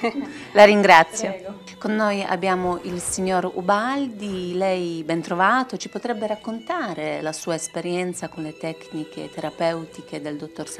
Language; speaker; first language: Italian; native; Italian